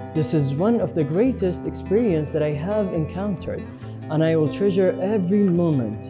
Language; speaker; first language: English; non-native, fluent; Arabic